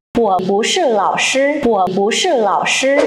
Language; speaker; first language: Chinese; non-native, fluent; Vietnamese